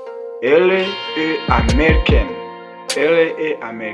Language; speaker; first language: French; non-native, local second language; Kinyarwanda